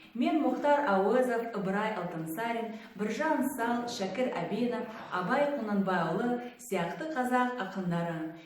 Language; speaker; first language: Kazakh; non-native, local second language; Ingush